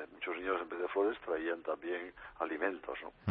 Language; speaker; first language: Spanish; native; Spanish